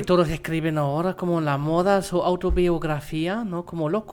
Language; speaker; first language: Spanish; non-native, fluent; German